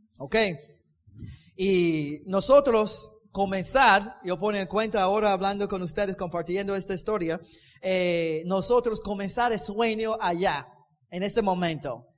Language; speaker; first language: Spanish; non-native, learner; English